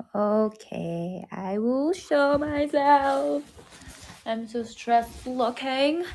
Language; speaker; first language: English; non-native, local second language; Filipino